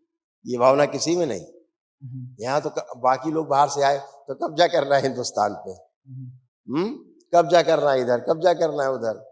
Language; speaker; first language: Hindi; native; Hindi